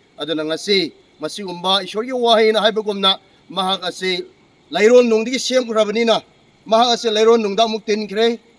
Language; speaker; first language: Manipuri; non-native, local second language; Rongmei Naga